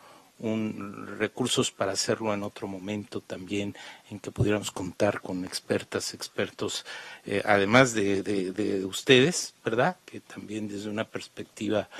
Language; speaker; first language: Spanish; native; Spanish